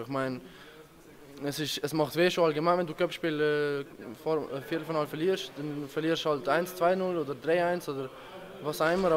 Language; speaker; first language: German; native; German